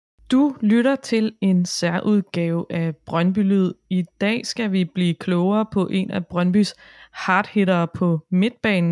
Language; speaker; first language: Danish; native; Danish